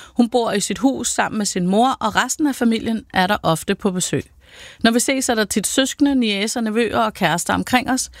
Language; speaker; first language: Danish; native; Danish